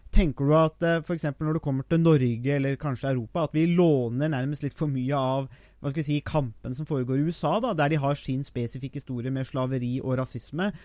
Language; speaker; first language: Norwegian; native; Norwegian